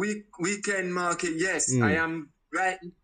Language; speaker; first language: English; non-native, learner; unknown